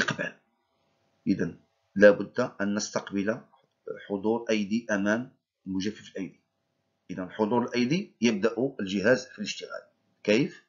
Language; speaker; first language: Arabic; native; Arabic